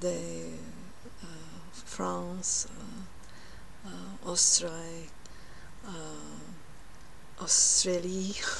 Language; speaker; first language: French; non-native, learner; English